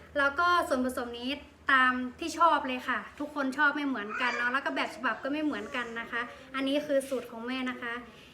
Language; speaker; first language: Thai; native; Thai